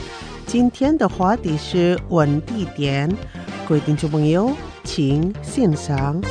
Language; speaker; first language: Chinese; non-native, fluent; Indonesian